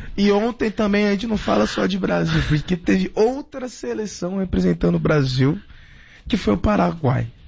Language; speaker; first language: Portuguese; native; Portuguese